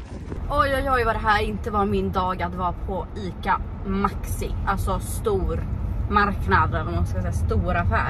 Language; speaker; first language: Swedish; native; Swedish